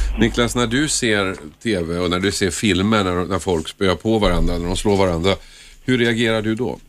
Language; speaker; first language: Swedish; native; Swedish